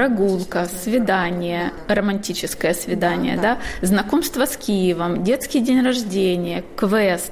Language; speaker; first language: Russian; native; Russian